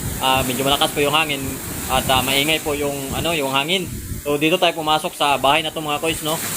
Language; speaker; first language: Filipino; non-native, local second language; Aklanon